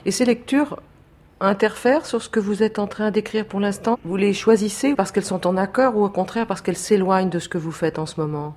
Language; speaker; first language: French; native; French